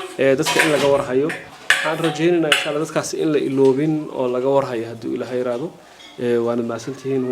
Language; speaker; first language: Somali; native; Somali